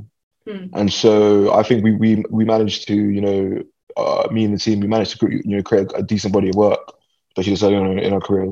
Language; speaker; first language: English; native; English